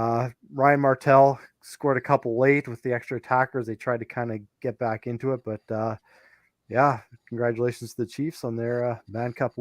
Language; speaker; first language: English; native; English